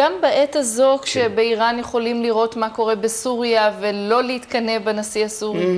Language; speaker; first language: Hebrew; native; Hebrew